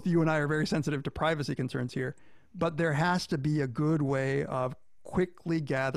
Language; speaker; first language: English; native; English